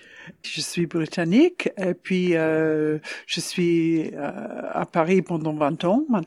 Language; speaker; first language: French; non-native, fluent; English